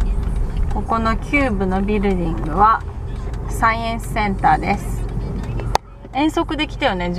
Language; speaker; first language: Japanese; native; Japanese